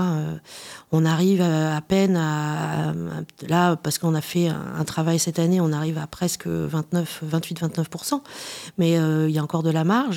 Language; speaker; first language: French; native; French